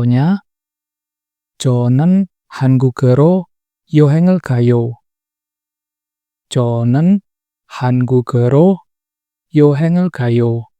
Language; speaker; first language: Korean; non-native, fluent; Indonesian